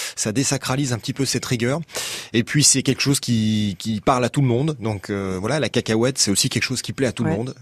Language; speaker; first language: French; native; French